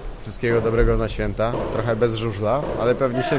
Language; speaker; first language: Polish; native; Polish